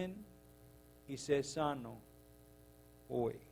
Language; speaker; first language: Spanish; non-native, learner; English